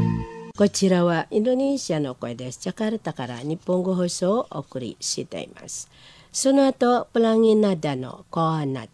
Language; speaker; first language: Japanese; non-native, learner; Indonesian